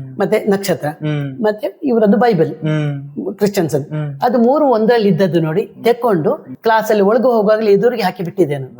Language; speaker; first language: Kannada; non-native, local second language; Konkani